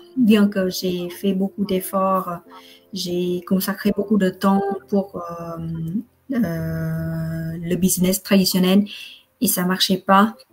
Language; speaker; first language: French; non-native, fluent; Vietnamese